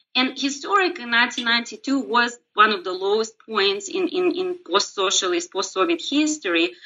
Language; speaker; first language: English; non-native, fluent; Russian